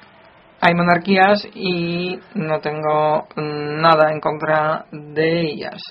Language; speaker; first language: Spanish; non-native, fluent; Polish